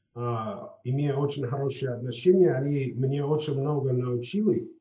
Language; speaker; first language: Russian; non-native, fluent; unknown